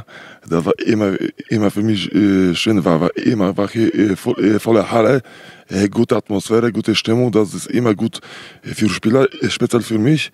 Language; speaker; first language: German; non-native, learner; Polish